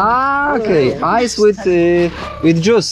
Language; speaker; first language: English; non-native, learner; Polish